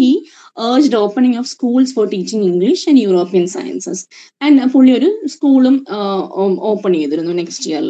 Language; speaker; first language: English; non-native, local second language; Malayalam